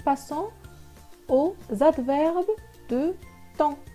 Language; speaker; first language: French; non-native, local second language; Arabic